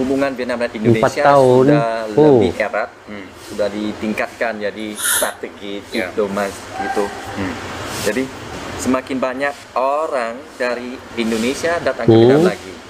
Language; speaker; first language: Indonesian; non-native, fluent; Vietnamese